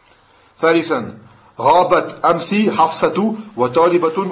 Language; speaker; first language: Arabic; non-native, fluent; French